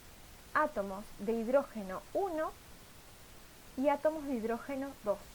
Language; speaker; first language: Spanish; native; Spanish